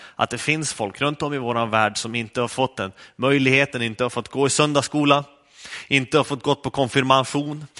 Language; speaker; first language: Swedish; native; Swedish